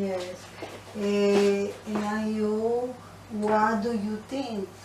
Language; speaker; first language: English; non-native, learner; Spanish